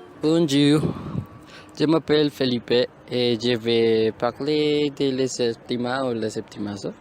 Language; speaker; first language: French; non-native, learner; Spanish